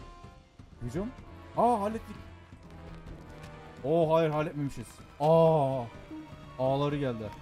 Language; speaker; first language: Turkish; native; Turkish